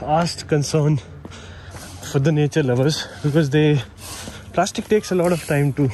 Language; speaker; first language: English; non-native, local second language; Hindi